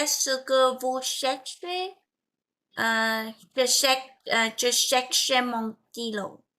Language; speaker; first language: French; non-native, learner; Vietnamese